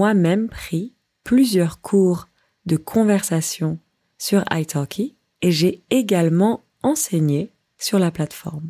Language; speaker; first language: French; native; French